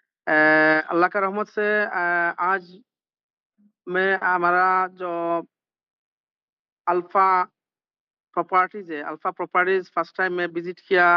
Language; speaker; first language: Hindi; non-native, learner; Bangla